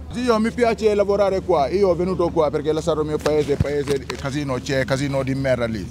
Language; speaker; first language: Italian; non-native, learner; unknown